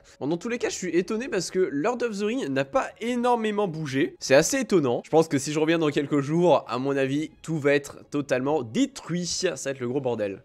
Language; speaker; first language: French; native; French